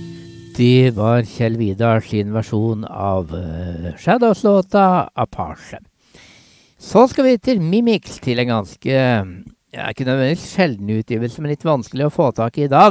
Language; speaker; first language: Norwegian; native; Norwegian